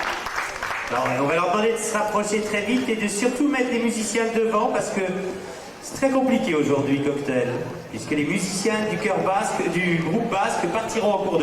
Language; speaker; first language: French; native; French